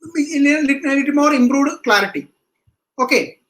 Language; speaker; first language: English; non-native, local second language; Malayalam